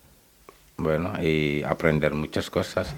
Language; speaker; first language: Spanish; non-native, learner; Wolof